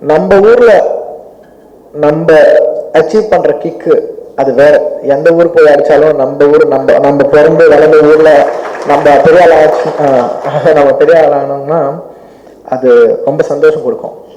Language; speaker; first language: Tamil; non-native, local second language; Telugu